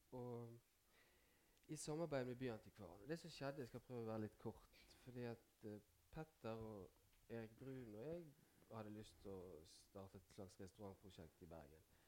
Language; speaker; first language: Norwegian; native; Norwegian